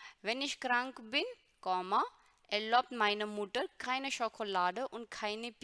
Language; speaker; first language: German; non-native, fluent; Hindi